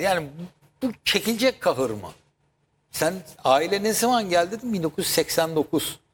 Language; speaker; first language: Turkish; native; Turkish